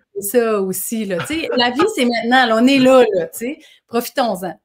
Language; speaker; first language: French; native; French